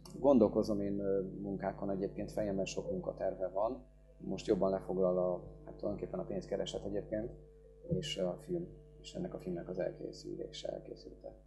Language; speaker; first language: Hungarian; early bilingual, other home language; Polish